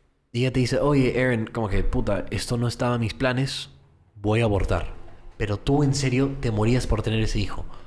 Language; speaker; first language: Spanish; early bilingual, heritage; Spanish